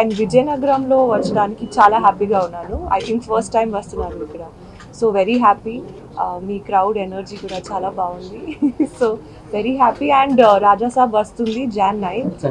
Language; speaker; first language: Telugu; non-native, learner; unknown